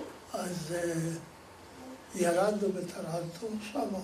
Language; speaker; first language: Hebrew; non-native, fluent; Polish